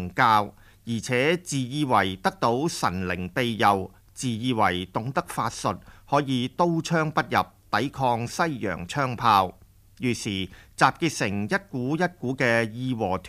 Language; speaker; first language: Chinese; non-native, local second language; Cantonese